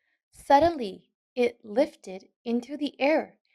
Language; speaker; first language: English; non-native, fluent; Burmese